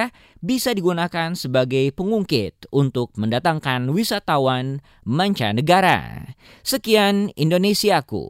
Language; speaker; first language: Indonesian; native; Indonesian